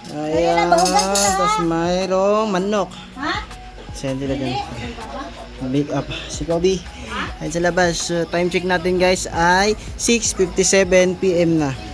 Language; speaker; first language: Filipino; non-native, local second language; Cebuano